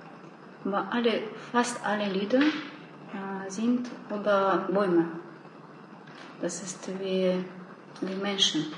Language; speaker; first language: German; non-native, learner; Russian